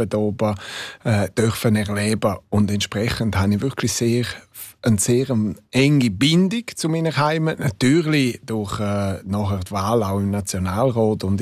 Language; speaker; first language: German; non-native, local second language; Romansh